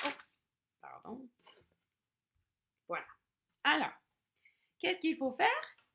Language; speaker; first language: French; non-native, fluent; English